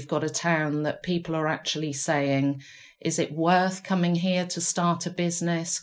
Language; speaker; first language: English; native; English